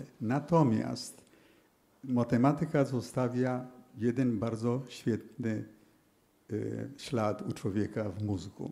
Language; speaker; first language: Polish; early bilingual, heritage; Polish